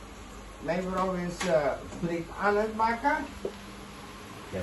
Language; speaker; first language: Dutch; non-native, local second language; Caribbean Hindustani